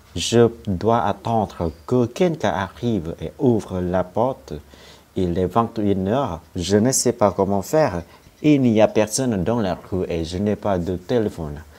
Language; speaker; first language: French; non-native, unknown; Vietnamese